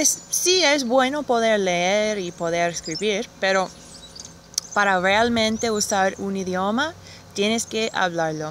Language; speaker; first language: Spanish; non-native, fluent; English